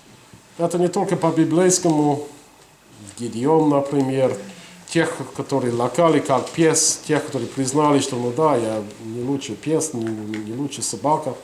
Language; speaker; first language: Russian; non-native, fluent; English